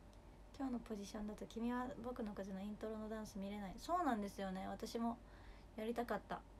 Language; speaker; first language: Japanese; native; Japanese